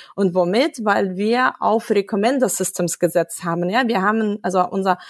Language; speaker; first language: German; non-native, fluent; Russian